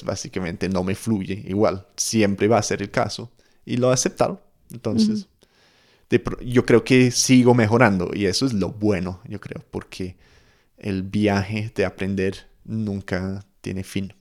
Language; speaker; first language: Spanish; non-native, fluent; English